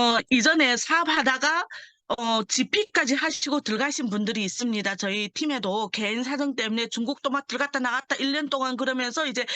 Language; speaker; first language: Korean; early bilingual, heritage; Korean